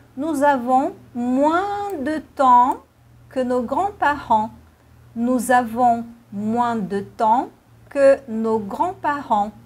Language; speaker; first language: French; non-native, fluent; Portuguese